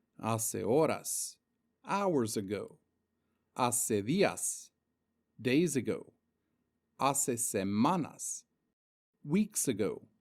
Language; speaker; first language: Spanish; non-native, fluent; English